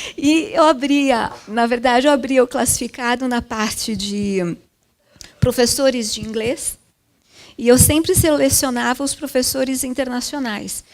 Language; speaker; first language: Portuguese; early bilingual, other home language; Japanese